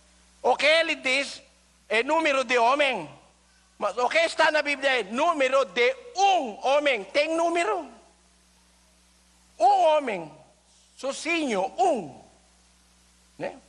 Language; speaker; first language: Portuguese; non-native, learner; Filipino